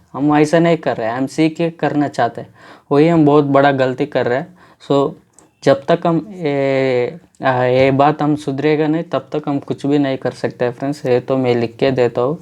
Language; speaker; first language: Hindi; non-native, local second language; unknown